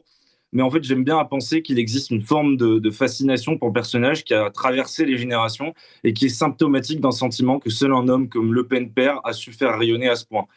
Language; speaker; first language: French; native; French